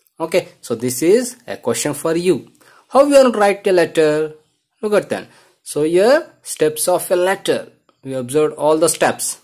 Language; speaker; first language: English; non-native, local second language; Kannada